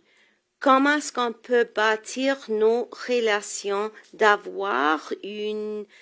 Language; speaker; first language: French; non-native, local second language; English